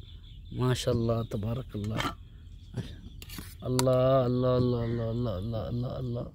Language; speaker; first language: Arabic; non-native, learner; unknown